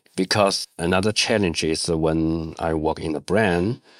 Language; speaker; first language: English; non-native, learner; Chinese